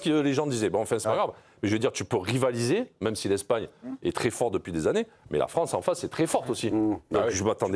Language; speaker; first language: French; native; French